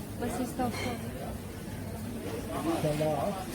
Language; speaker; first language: German; non-native, learner; Thai